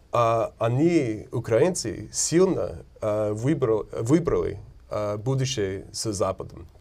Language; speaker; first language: Russian; non-native, learner; English